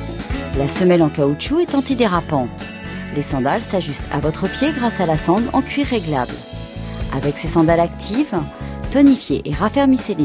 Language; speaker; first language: French; native; French